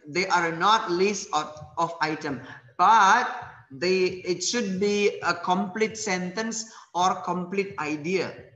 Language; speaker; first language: English; non-native, fluent; Indonesian